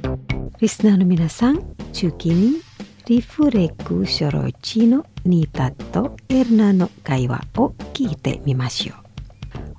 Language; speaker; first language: Japanese; non-native, fluent; Indonesian